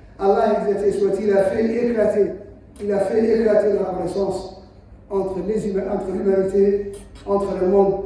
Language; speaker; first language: French; non-native, local second language; Somali